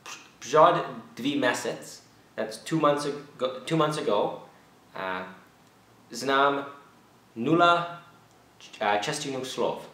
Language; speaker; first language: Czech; non-native, learner; English